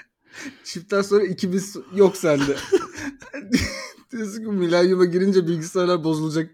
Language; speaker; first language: Turkish; native; Turkish